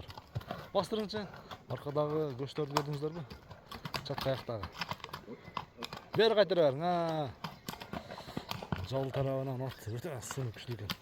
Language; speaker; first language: Kyrgyz; native; Kyrgyz